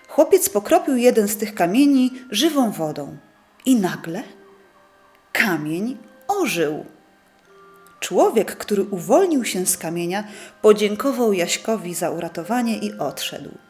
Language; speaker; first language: Polish; native; Polish